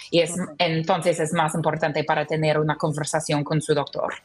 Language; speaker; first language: Spanish; non-native, learner; English